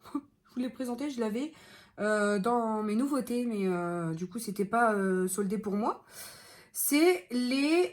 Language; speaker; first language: French; native; French